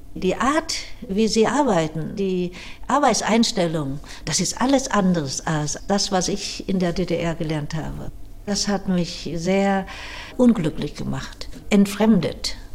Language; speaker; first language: German; non-native, fluent; Vietnamese